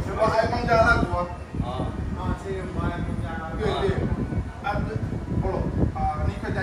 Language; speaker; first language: Chinese; non-native, learner; Bangla